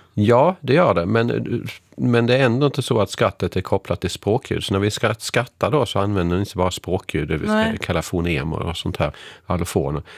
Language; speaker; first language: Swedish; native; Swedish